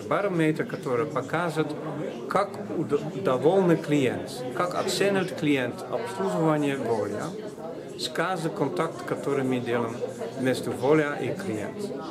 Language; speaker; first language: Russian; non-native, learner; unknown